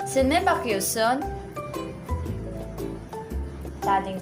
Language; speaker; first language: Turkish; non-native, learner; Filipino